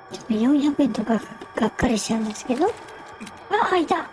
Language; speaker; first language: Japanese; native; Japanese